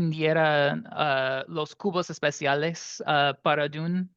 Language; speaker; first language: Spanish; non-native, learner; English